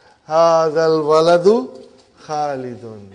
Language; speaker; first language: Arabic; non-native, fluent; English